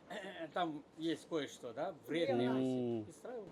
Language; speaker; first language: Russian; non-native, learner; Chinese